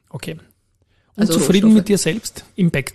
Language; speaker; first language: German; native; German